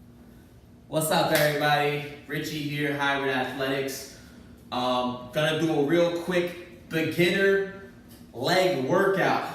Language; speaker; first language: English; native; English